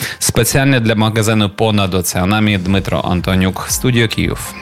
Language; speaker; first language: Polish; non-native, learner; Ukrainian